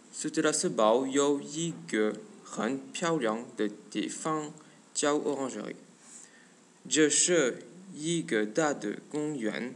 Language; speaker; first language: Chinese; non-native, learner; French